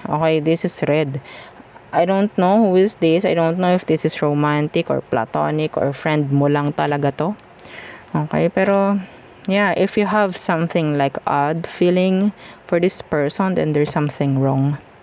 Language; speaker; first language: English; non-native, local second language; Filipino